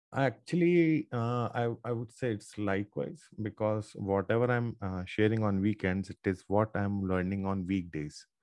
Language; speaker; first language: English; non-native, local second language; Hindi